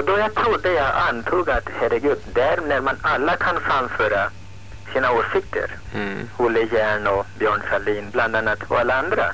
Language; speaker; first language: Swedish; non-native, fluent; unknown